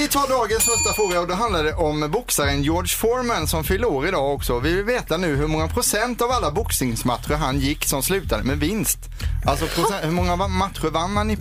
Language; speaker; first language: Swedish; native; Swedish